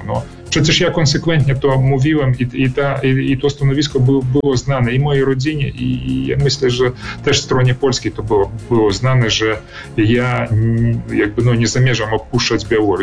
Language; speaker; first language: Polish; early bilingual, heritage; Polish